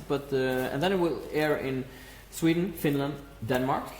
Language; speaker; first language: English; non-native, fluent; Norwegian